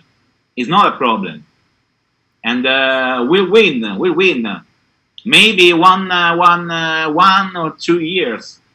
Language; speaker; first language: English; non-native, learner; Italian